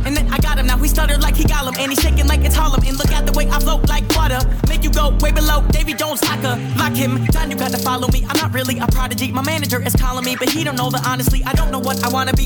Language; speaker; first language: English; native; English